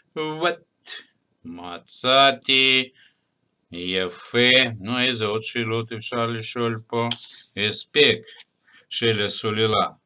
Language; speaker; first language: Hebrew; non-native, fluent; Russian